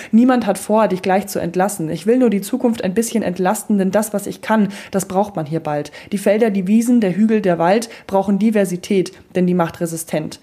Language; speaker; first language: German; native; German